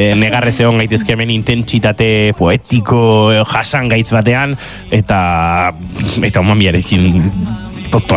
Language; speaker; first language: Basque; native; Basque